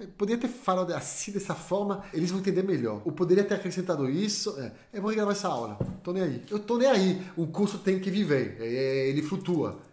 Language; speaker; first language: Portuguese; non-native, fluent; French